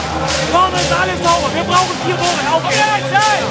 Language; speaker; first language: German; native; German